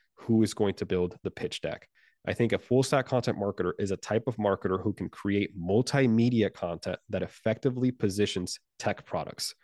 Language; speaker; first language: English; non-native, fluent; Spanish